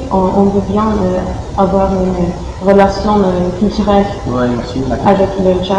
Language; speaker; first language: French; non-native, learner; Turkish